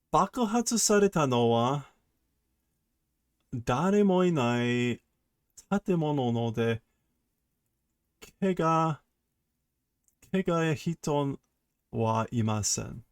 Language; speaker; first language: Japanese; non-native, learner; English